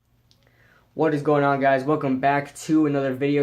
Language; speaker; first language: English; native; English